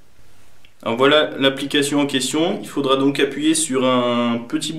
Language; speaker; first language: French; native; French